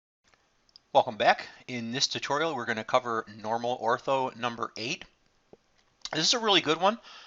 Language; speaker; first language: English; native; English